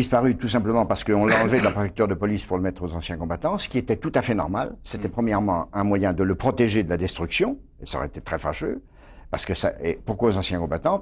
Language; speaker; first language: French; native; French